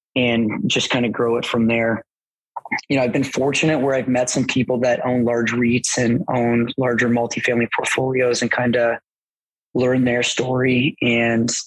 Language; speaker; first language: English; native; English